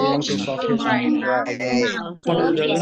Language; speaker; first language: English; non-native, learner; Indonesian